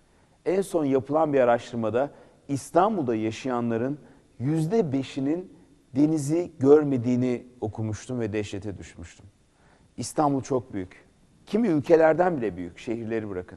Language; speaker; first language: Turkish; native; Turkish